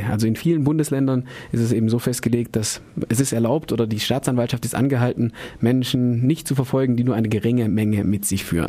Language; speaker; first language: German; native; German